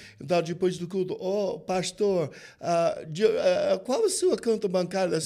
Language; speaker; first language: Portuguese; non-native, fluent; English